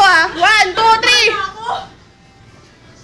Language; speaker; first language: Filipino; native; Filipino